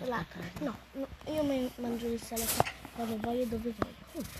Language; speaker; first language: Italian; early bilingual, other home language; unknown